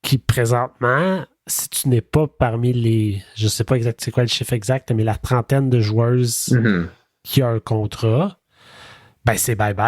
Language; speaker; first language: French; native; French